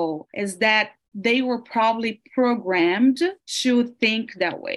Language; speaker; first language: English; non-native, fluent; Portuguese